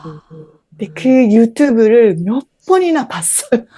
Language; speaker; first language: Korean; non-native, fluent; Japanese